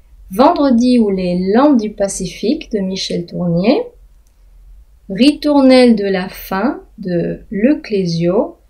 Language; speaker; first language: French; native; French